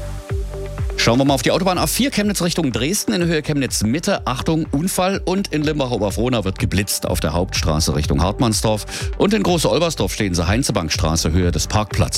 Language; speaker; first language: German; native; German